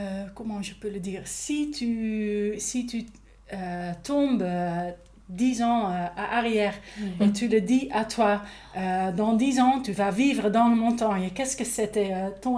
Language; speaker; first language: French; non-native, learner; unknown